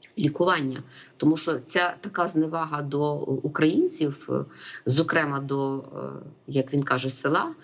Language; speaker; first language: Ukrainian; native; Ukrainian